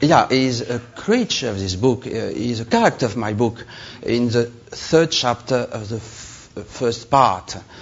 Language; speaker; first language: English; non-native, learner; French